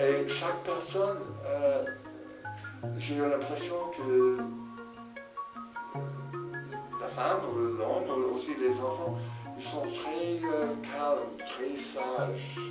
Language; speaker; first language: French; non-native, fluent; English